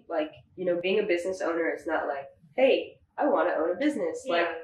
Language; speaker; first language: English; native; English